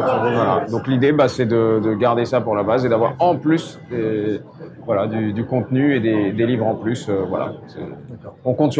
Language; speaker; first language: French; native; French